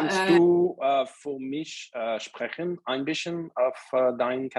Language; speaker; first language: German; non-native, learner; French